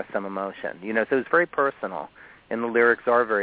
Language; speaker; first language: English; native; English